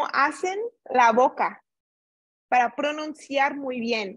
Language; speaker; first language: Spanish; non-native, learner; English